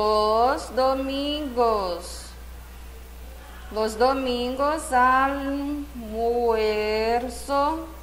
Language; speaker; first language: Spanish; non-native, fluent; Portuguese